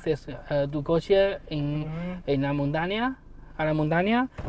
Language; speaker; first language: Spanish; non-native, learner; Chinese